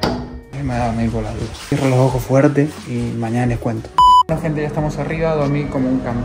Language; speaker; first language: Spanish; native; Spanish